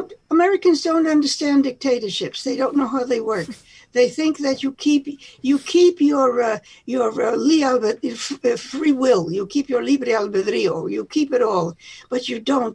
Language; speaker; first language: English; early bilingual, other home language; Spanish